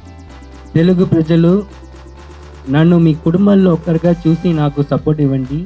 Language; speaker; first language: Telugu; non-native, learner; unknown